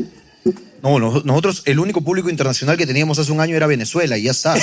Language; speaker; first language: Spanish; native; Spanish